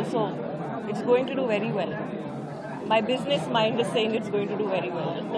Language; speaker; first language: Telugu; non-native, learner; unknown